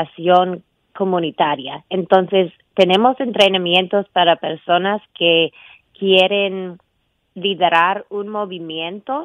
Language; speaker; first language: Spanish; non-native, fluent; English